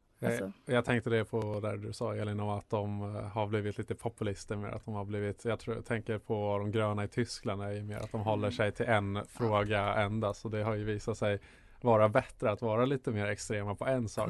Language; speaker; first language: Swedish; native; Swedish